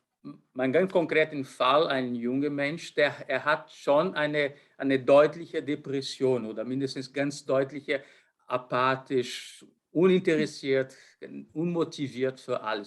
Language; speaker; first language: German; non-native, fluent; Portuguese